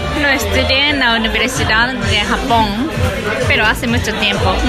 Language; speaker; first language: Spanish; non-native, learner; Japanese